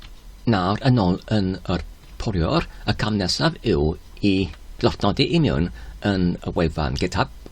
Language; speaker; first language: Welsh; non-native, learner; Polish